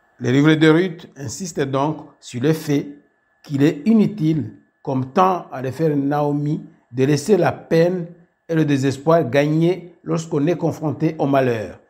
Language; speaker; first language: French; non-native, local second language; Kinyarwanda